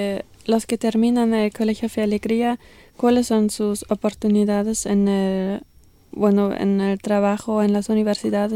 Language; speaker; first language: Spanish; non-native, fluent; German